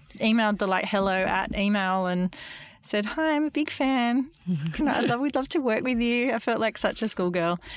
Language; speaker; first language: English; native; English